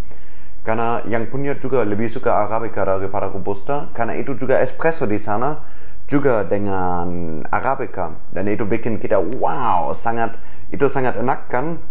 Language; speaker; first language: Indonesian; non-native, fluent; German